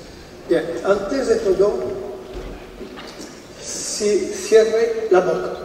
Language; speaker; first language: Spanish; non-native, fluent; French